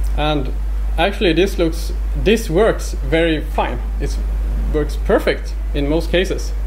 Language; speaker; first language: English; non-native, fluent; Swedish